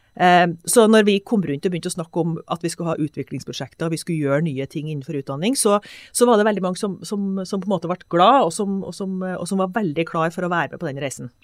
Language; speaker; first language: Norwegian; native; Norwegian